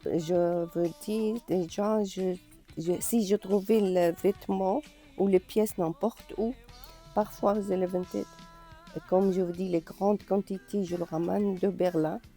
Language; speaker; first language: French; non-native, learner; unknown